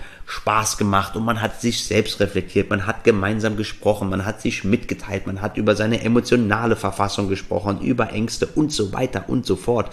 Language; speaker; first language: German; native; German